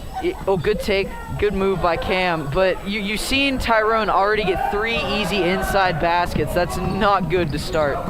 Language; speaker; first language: English; native; English